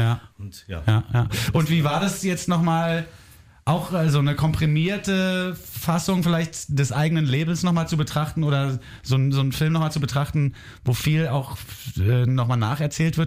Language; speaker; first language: German; native; German